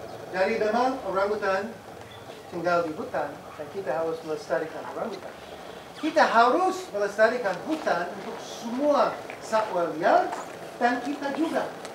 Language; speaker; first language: Indonesian; non-native, fluent; English